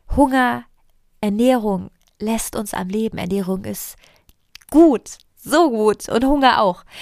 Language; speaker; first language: German; non-native, fluent; Italian